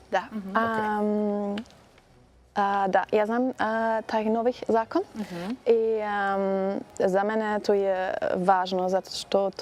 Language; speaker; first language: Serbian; non-native, learner; German